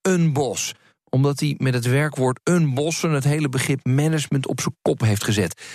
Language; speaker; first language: Dutch; native; Dutch